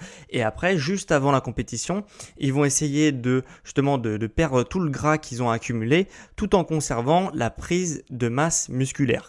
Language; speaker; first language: French; native; French